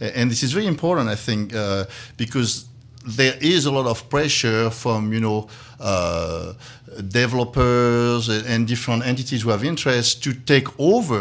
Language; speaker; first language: English; non-native, fluent; French